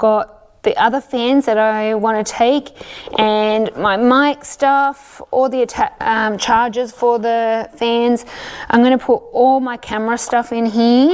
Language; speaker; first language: English; native; English